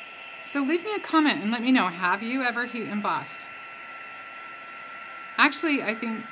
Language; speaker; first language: English; native; English